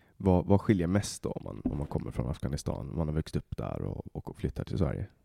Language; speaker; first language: Swedish; native; Swedish